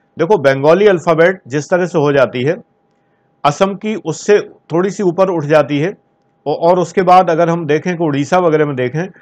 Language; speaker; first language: Hindi; native; Hindi